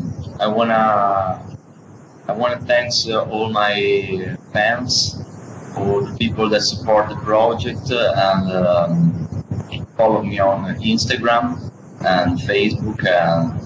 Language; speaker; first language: English; non-native, learner; Italian